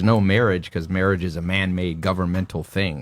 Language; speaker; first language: English; native; English